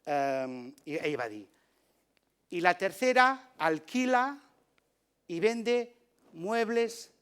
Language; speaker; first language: Spanish; non-native, local second language; Catalan